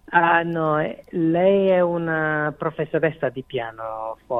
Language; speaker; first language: Italian; non-native, fluent; Korean